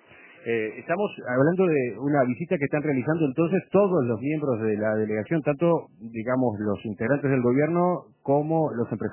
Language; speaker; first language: Spanish; native; Spanish